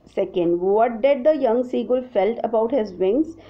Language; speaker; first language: English; non-native, local second language; Hindi